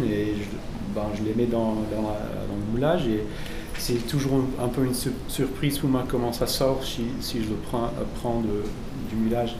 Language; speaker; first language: French; non-native, fluent; German